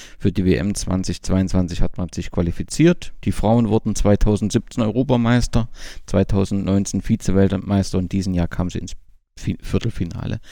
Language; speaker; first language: German; native; German